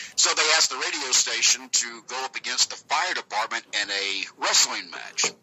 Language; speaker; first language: English; native; English